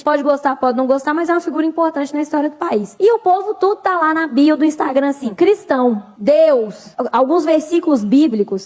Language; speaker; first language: Portuguese; native; Portuguese